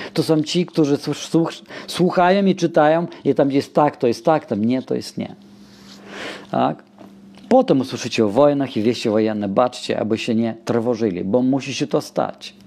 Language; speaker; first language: Polish; non-native, fluent; Russian